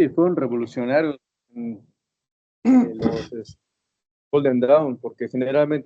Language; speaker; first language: Spanish; native; Spanish